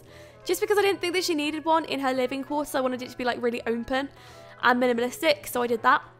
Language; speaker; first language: English; native; English